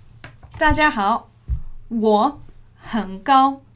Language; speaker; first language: Chinese; non-native, fluent; English